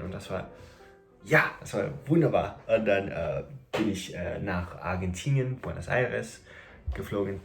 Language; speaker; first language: German; non-native, fluent; English